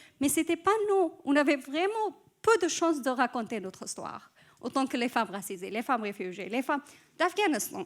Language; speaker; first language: French; non-native, fluent; Persian